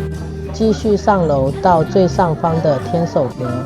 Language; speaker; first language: Chinese; native; Chinese